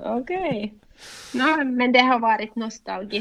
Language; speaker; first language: Swedish; non-native, local second language; Finnish